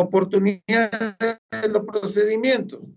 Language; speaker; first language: Spanish; native; Spanish